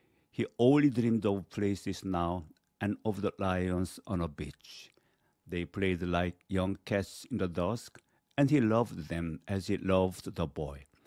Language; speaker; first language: English; non-native, fluent; Korean